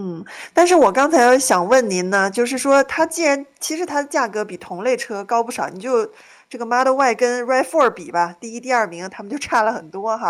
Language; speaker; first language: Chinese; native; Chinese